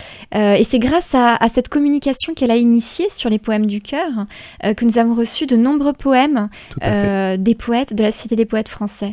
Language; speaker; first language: French; native; French